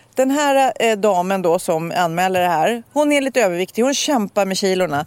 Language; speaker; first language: Swedish; native; Swedish